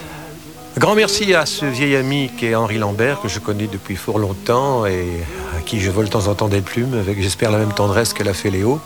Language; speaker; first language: French; native; French